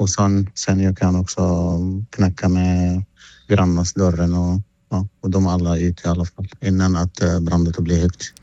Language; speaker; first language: Swedish; non-native, learner; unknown